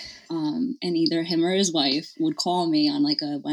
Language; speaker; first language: English; native; English